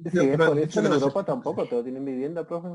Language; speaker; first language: Spanish; native; Spanish